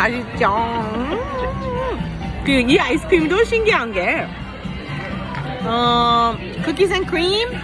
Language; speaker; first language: Korean; early bilingual, heritage; Korean